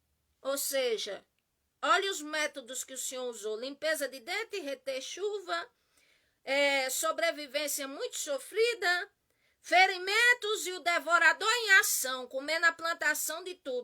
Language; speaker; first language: Portuguese; native; Portuguese